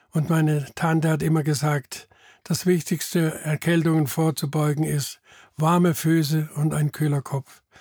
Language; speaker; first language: German; native; German